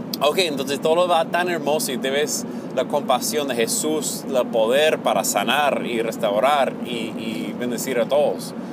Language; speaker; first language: Spanish; non-native, fluent; English